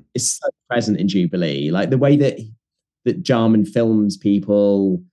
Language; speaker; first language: English; native; English